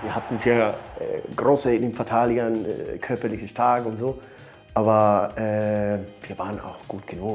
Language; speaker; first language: German; non-native, fluent; Spanish